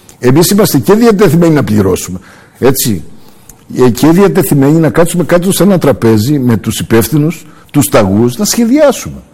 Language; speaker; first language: Greek; early bilingual, heritage; Greek